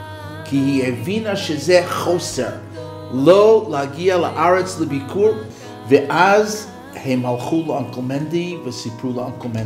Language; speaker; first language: Hebrew; non-native, fluent; English